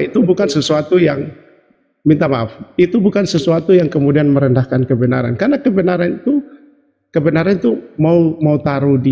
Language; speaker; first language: Indonesian; native; Indonesian